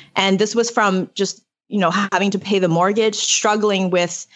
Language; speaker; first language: English; early bilingual, other home language; Chinese